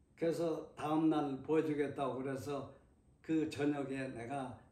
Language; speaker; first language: Korean; native; Korean